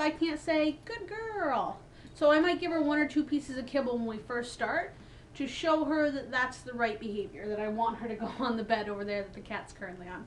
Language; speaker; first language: English; native; English